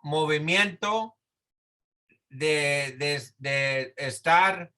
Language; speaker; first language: Spanish; early bilingual, heritage; Spanish